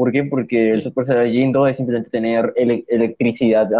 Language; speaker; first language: Spanish; native; Spanish